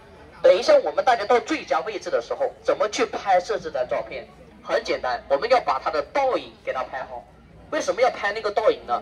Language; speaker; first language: Chinese; native; Chinese